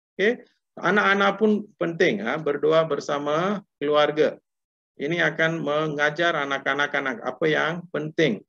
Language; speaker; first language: Malay; non-native, local second language; Tamil